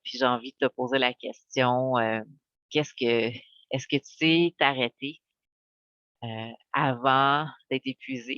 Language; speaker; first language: French; native; French